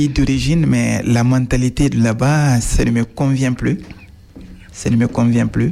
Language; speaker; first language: French; non-native, fluent; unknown